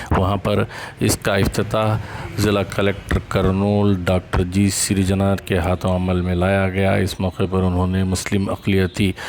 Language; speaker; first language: Urdu; native; Urdu